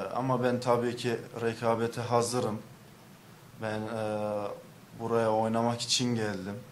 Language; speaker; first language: Turkish; early bilingual, heritage; English